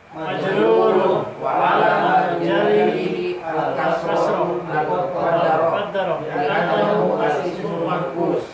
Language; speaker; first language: Arabic; non-native, learner; Indonesian